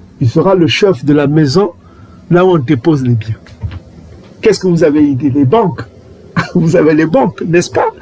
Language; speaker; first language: French; non-native, local second language; Kongo